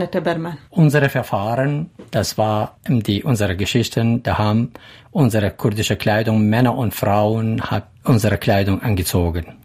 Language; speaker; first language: German; non-native, learner; Central Kurdish